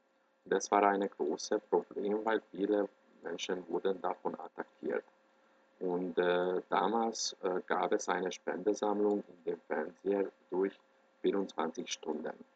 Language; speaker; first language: German; non-native, fluent; Hungarian